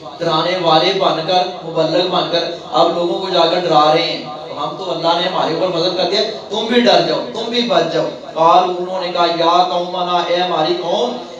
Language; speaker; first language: Urdu; non-native, local second language; Punjabi